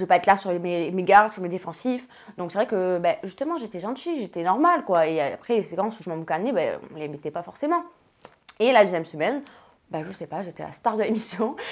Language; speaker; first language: French; native; French